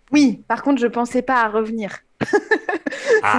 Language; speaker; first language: French; native; French